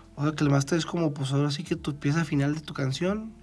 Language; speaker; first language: Spanish; native; Spanish